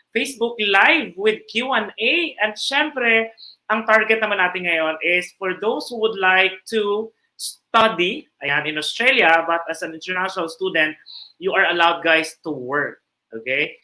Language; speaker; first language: English; non-native, local second language; Filipino